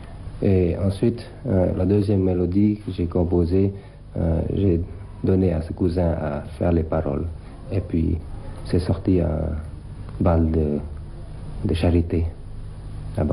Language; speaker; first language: French; non-native, fluent; Thai